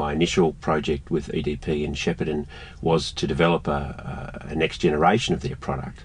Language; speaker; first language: English; native; English